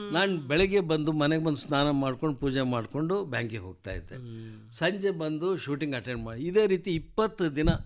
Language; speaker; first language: Kannada; native; Kannada